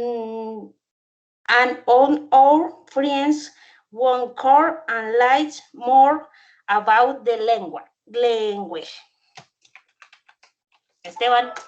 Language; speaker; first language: English; non-native, learner; Spanish